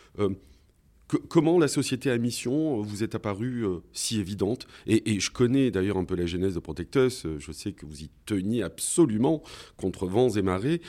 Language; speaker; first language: French; native; French